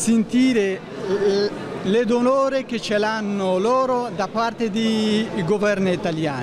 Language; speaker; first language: Italian; non-native, learner; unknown